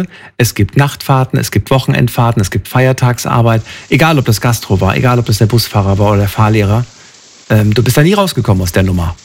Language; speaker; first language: German; native; German